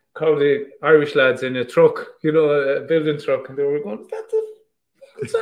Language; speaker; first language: English; native; English